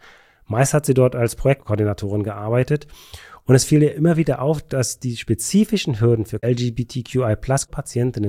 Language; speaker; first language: German; native; German